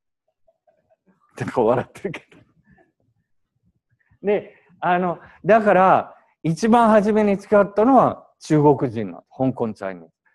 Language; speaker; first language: Japanese; native; Japanese